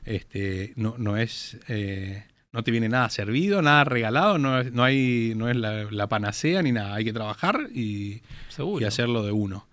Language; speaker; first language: Spanish; native; Spanish